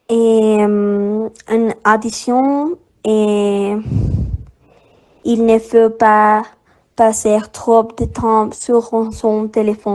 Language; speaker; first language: French; non-native, learner; Spanish